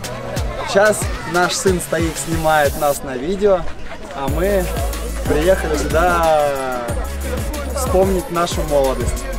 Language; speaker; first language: Russian; native; Russian